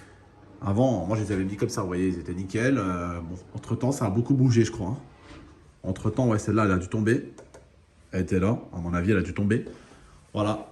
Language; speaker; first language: French; native; French